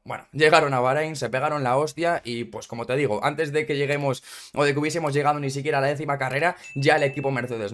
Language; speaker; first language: Spanish; native; Spanish